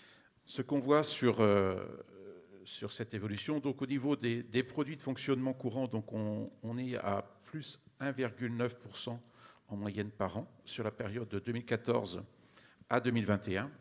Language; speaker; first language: French; native; French